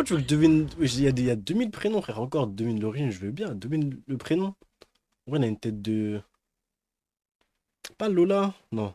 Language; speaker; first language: French; native; French